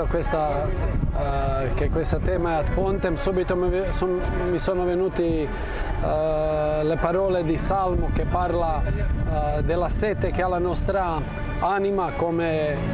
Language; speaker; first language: Italian; non-native, fluent; Croatian